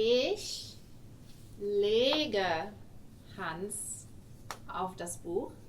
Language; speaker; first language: German; non-native, fluent; English